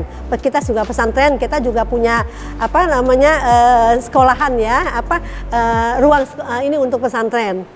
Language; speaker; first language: Indonesian; native; Indonesian